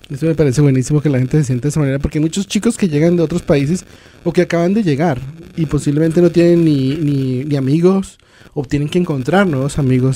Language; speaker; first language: Spanish; native; Spanish